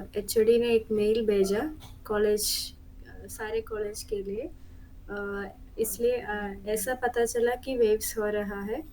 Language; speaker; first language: Hindi; non-native, local second language; Malayalam